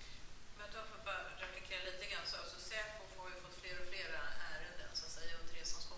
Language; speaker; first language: Swedish; native; Swedish